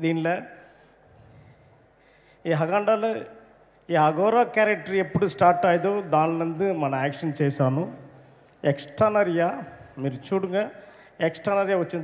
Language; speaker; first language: Telugu; non-native, learner; Tamil